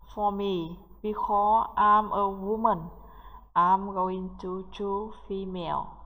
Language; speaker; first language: English; non-native, learner; Vietnamese